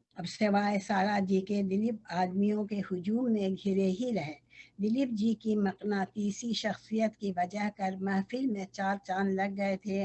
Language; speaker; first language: Urdu; native; Urdu